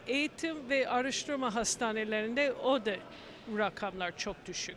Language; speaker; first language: Turkish; non-native, fluent; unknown